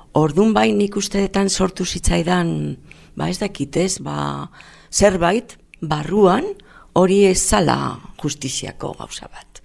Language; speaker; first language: Basque; non-native, local second language; Spanish